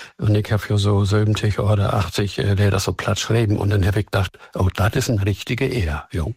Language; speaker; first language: German; native; German